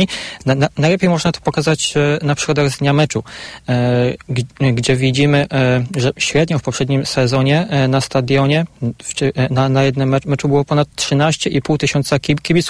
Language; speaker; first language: Polish; native; Polish